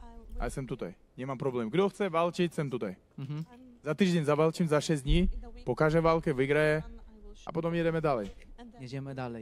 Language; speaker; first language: Polish; non-native, learner; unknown